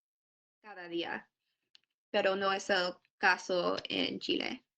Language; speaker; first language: Spanish; non-native, learner; English